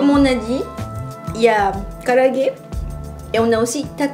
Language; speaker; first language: French; non-native, fluent; Japanese